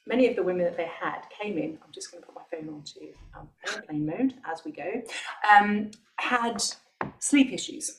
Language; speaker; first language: English; native; English